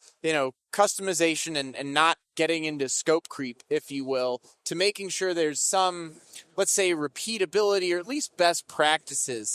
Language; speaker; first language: English; native; English